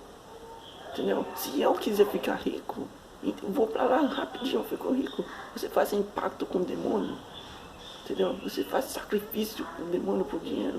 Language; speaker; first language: Portuguese; non-native, fluent; Haitian Creole